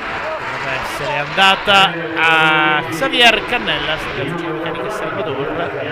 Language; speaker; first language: Italian; native; Italian